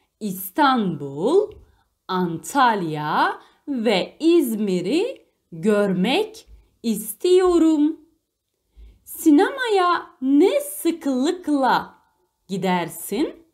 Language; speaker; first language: Turkish; non-native, fluent; Arabic